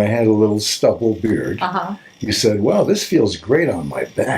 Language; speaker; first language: English; native; English